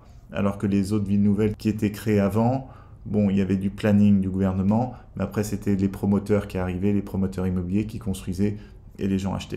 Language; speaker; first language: French; native; French